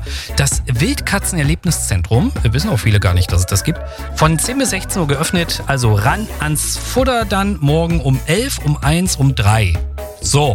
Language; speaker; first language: German; native; German